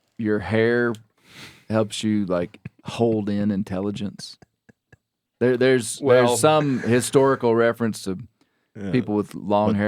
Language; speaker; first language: English; native; English